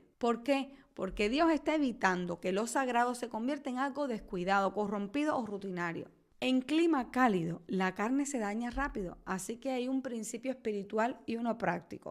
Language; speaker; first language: Spanish; native; Spanish